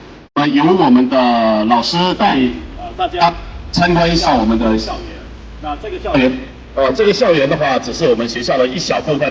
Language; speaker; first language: Chinese; native; Chinese